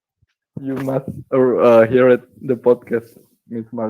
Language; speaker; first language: English; non-native, learner; Indonesian